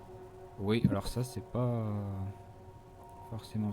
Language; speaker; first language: French; native; French